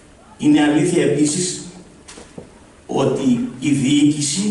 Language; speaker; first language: Greek; native; Greek